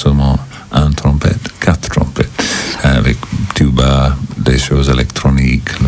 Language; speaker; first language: French; non-native, learner; English